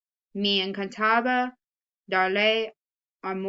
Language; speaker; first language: Spanish; non-native, learner; English